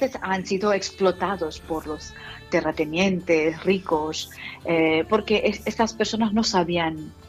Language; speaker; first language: Spanish; non-native, fluent; Telugu